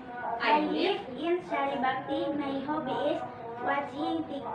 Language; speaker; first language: English; non-native, learner; Indonesian